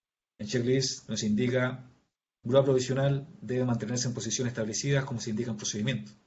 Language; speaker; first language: Spanish; native; Spanish